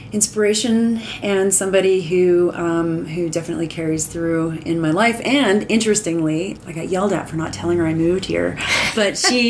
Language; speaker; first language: English; native; English